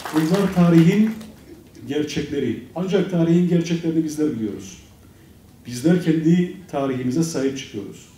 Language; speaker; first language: Turkish; native; Turkish